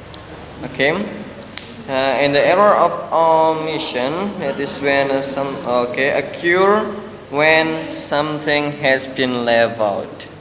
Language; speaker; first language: English; non-native, learner; Indonesian